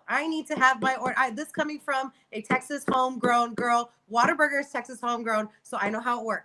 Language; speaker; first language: English; native; English